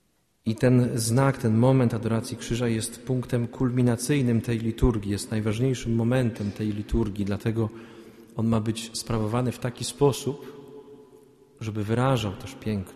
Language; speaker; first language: Polish; native; Polish